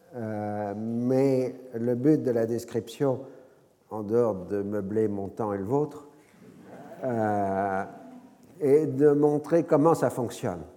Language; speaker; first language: French; native; French